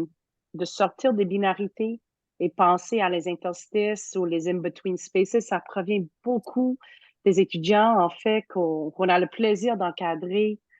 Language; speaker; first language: French; native; French